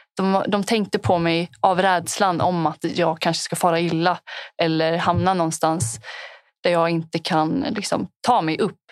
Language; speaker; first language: Swedish; early bilingual, other home language; Punjabi